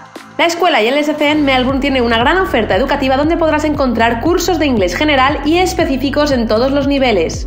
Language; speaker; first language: Spanish; native; Spanish